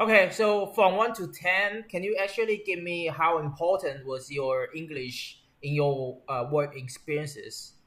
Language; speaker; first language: English; non-native, learner; Chinese